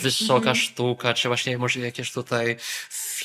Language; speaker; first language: Polish; early bilingual, heritage; Polish